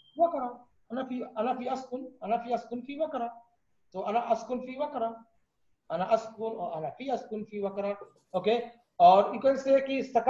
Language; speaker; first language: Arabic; non-native, fluent; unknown